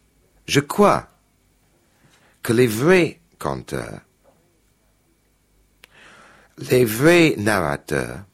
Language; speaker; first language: French; non-native, fluent; English